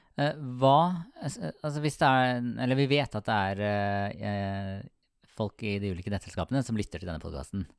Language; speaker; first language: Norwegian; native; Norwegian